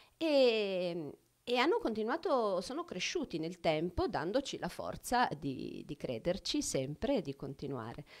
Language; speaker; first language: Italian; native; Italian